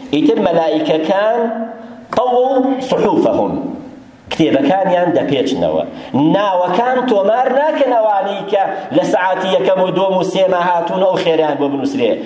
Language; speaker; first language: Central Kurdish; native; Central Kurdish